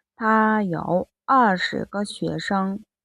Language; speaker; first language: Chinese; non-native, fluent; Mongolian